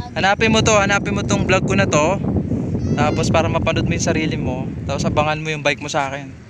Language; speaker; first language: Filipino; non-native, local second language; Bikol